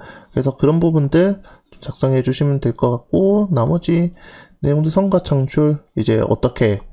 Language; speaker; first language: Korean; native; Korean